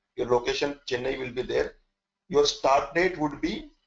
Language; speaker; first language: English; non-native, local second language; Hindi